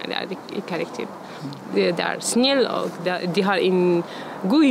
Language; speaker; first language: Norwegian; non-native, learner; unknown